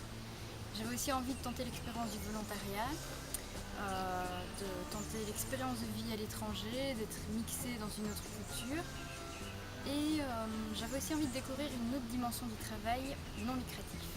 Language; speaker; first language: French; native; French